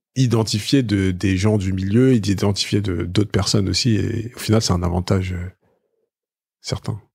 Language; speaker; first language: French; native; French